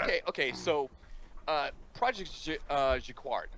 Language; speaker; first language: English; native; English